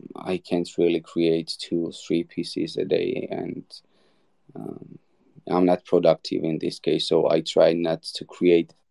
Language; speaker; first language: English; non-native, learner; Georgian